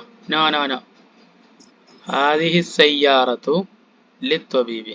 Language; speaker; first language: Arabic; non-native, fluent; Malayalam